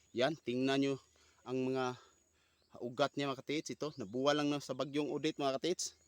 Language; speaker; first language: Filipino; non-native, local second language; Cebuano